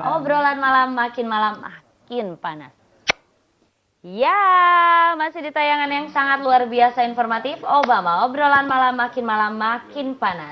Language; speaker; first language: Indonesian; native; Indonesian